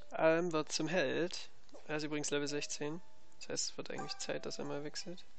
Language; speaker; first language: German; native; German